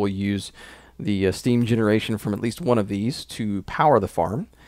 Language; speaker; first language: English; native; English